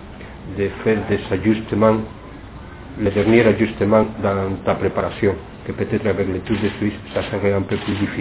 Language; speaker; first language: French; non-native, fluent; Spanish